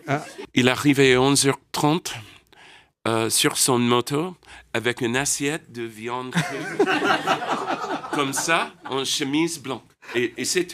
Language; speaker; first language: French; non-native, learner; English